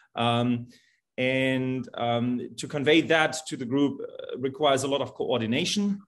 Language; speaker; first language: English; non-native, fluent; German